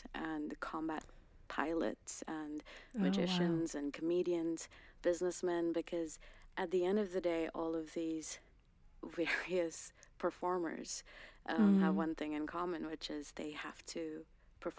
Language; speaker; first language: English; non-native, local second language; Garhwali